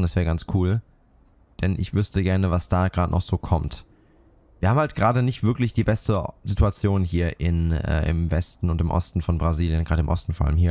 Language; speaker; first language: German; native; German